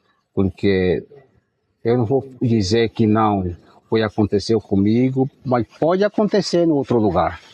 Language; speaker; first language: Portuguese; non-native, local second language; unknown